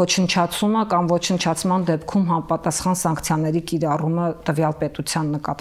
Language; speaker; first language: Armenian; native; Armenian